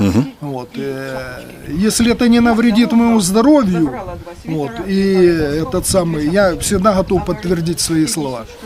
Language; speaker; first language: Russian; native; Russian